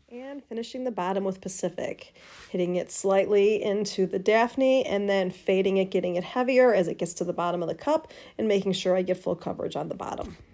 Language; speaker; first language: English; native; English